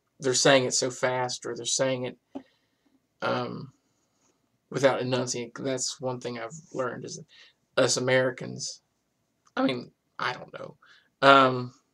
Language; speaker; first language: English; native; English